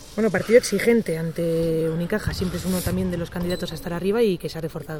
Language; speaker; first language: Spanish; native; Spanish